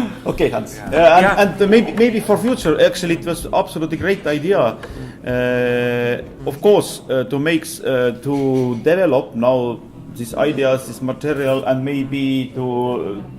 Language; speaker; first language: English; non-native, fluent; Estonian